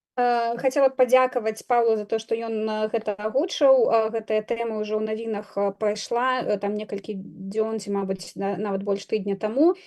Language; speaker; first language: Belarusian; non-native, local second language; Russian